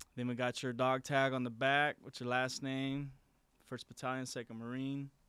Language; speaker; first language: English; native; English